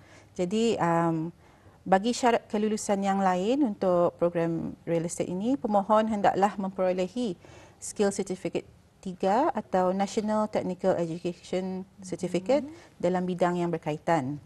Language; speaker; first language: Malay; native; Malay